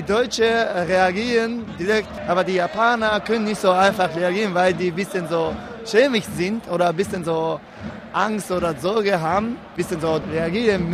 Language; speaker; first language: German; non-native, fluent; Japanese